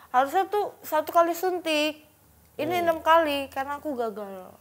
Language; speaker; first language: Indonesian; native; Indonesian